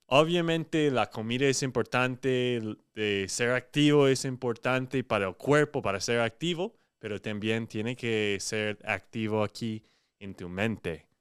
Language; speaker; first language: Spanish; non-native, fluent; English